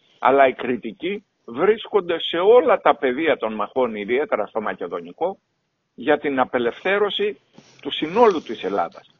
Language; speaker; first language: Greek; native; Greek